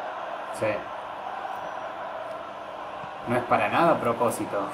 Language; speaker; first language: Spanish; native; Spanish